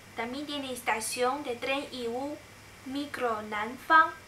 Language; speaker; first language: Spanish; non-native, fluent; Chinese